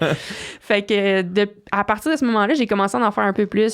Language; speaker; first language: French; native; French